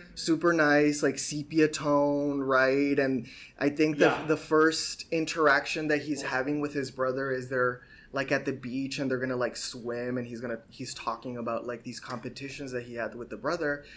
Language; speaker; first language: English; native; English